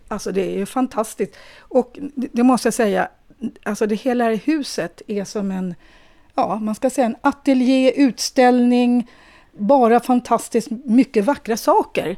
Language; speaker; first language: Swedish; native; Swedish